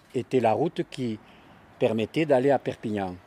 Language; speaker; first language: French; native; French